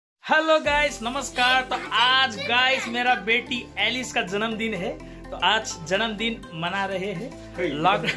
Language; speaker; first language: Hindi; non-native, local second language; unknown